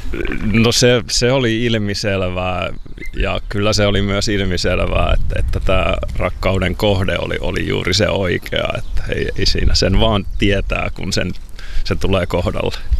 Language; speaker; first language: Finnish; native; Finnish